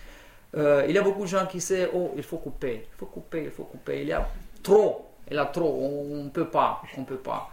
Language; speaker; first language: French; non-native, fluent; Romanian